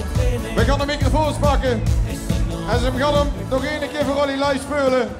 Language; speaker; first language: Dutch; native; Dutch